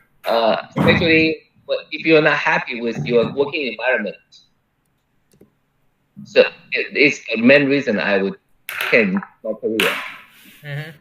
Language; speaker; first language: English; non-native, fluent; Chinese